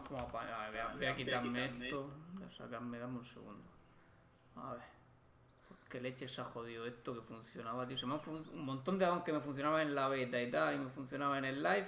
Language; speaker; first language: Spanish; native; Spanish